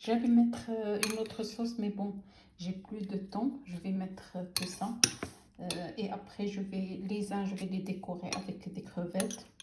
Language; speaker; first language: French; non-native, local second language; Arabic